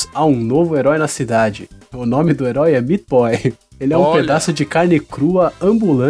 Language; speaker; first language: Portuguese; native; Portuguese